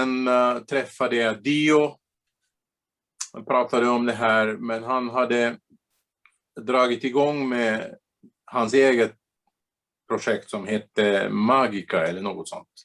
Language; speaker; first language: Swedish; non-native, fluent; Bulgarian